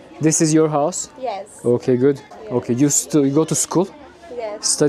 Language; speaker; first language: English; non-native, learner; Turkish